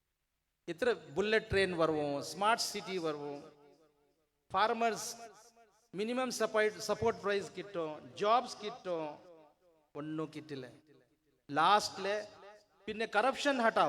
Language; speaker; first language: Malayalam; non-native, learner; Urdu